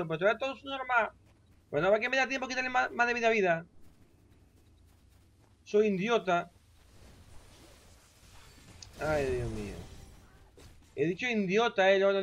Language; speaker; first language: Spanish; native; Spanish